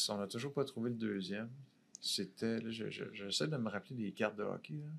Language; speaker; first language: French; native; French